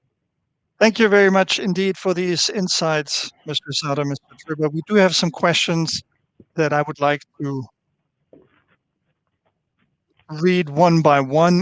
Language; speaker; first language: English; non-native, fluent; German